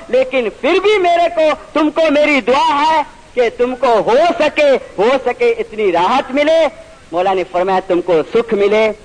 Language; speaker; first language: Urdu; non-native, local second language; Gujarati